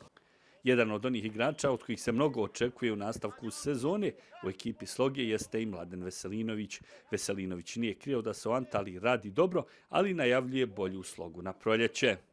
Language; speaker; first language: Bosnian; native; Bosnian